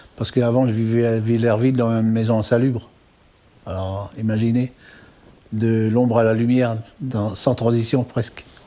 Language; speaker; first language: French; native; French